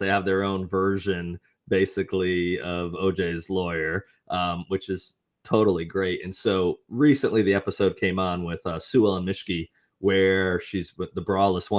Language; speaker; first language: English; native; English